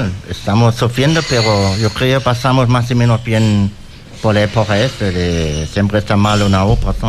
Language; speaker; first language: Spanish; non-native, learner; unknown